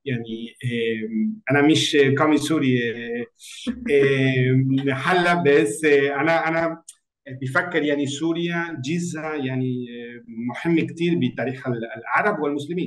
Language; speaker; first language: Arabic; non-native, learner; Spanish